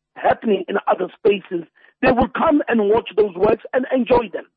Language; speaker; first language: English; non-native, local second language; Zulu